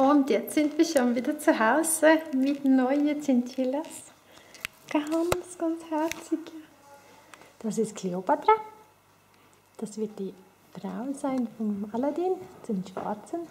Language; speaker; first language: German; non-native, fluent; Swedish